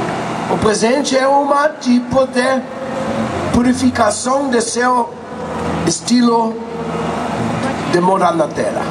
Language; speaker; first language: Portuguese; non-native, fluent; Spanish